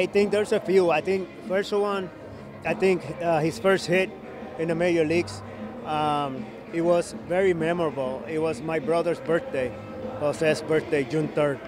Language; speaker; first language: English; non-native, fluent; Spanish